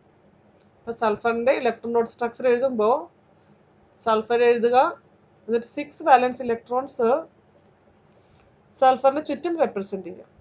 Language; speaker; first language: Malayalam; native; Malayalam